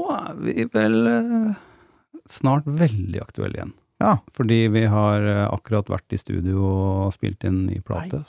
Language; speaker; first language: Norwegian; native; Norwegian